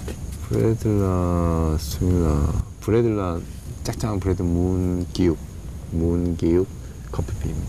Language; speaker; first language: Vietnamese; non-native, learner; English